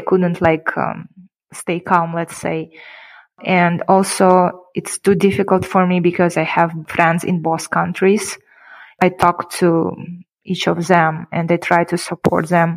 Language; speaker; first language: English; non-native, fluent; Kyrgyz